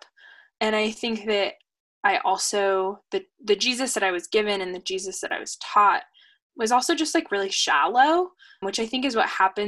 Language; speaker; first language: English; native; English